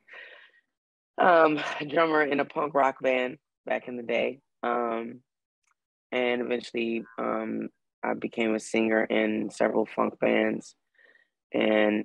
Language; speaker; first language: English; native; English